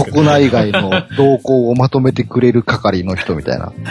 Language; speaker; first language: Japanese; native; Japanese